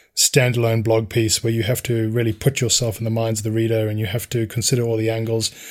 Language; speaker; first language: English; native; English